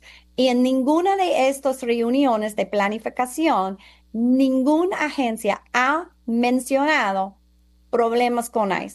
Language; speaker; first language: Spanish; non-native, fluent; English